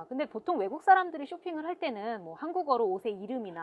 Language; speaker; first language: Korean; native; Korean